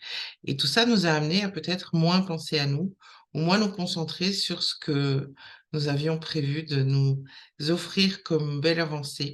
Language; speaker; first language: French; native; French